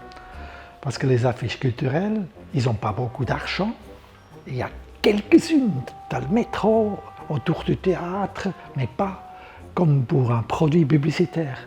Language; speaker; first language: French; non-native, local second language; German